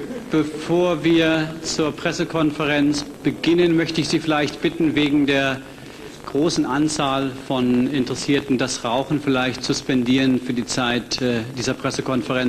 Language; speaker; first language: German; native; German